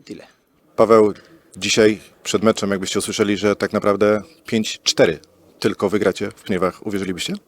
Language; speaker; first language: Polish; native; Polish